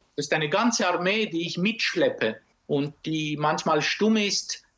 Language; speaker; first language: German; early bilingual, other home language; Romanian